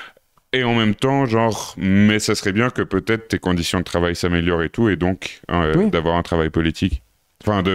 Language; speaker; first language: French; native; French